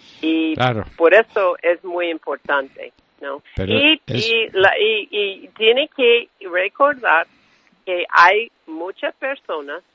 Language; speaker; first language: Spanish; non-native, fluent; English